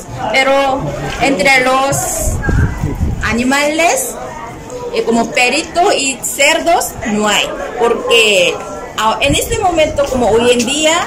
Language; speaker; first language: Spanish; non-native, learner; Korean